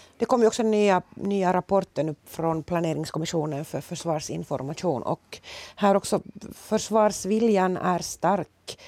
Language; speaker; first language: Swedish; native; Swedish